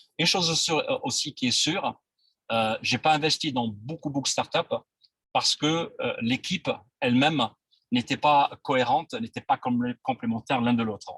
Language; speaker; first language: French; non-native, local second language; Arabic